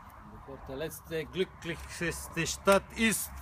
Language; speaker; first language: German; non-native, learner; Bosnian